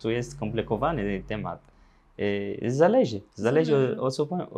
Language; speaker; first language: Polish; non-native, learner; Arabic